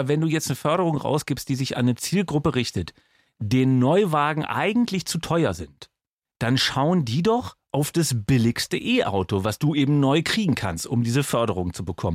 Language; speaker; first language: German; native; German